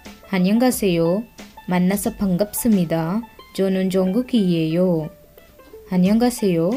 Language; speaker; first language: Korean; non-native, learner; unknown